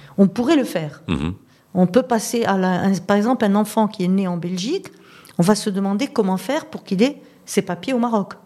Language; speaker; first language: French; non-native, local second language; Arabic